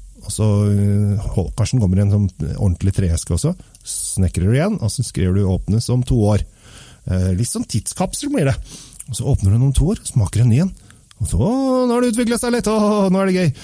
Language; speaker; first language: Norwegian; native; Norwegian